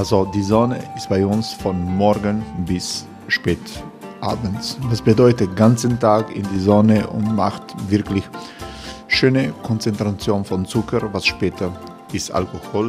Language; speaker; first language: German; non-native, learner; Croatian